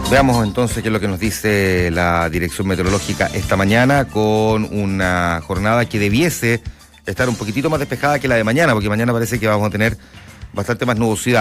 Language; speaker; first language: Spanish; native; Spanish